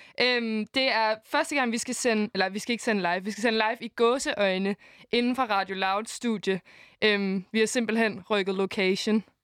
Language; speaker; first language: Danish; native; Danish